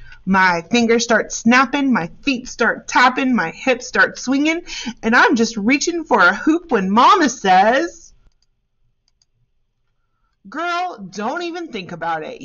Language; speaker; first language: English; native; English